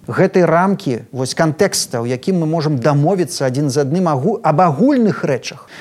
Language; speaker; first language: Belarusian; native; Belarusian